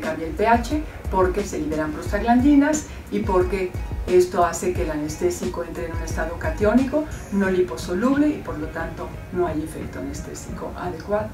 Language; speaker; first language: Spanish; native; Spanish